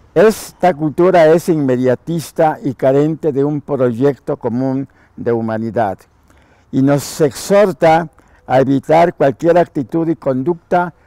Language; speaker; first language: Spanish; native; Spanish